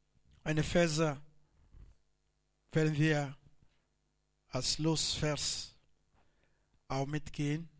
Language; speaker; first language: German; non-native, learner; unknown